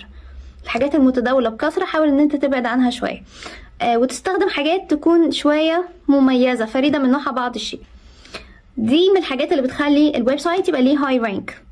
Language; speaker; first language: Arabic; native; Arabic